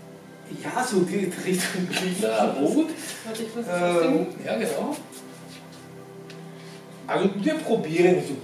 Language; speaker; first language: German; non-native, fluent; Georgian